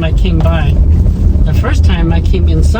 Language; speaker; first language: English; early bilingual, other home language; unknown